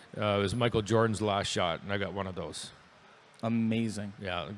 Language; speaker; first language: English; native; English